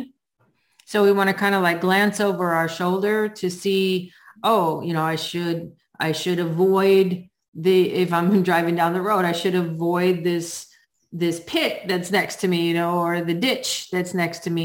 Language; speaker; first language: English; native; English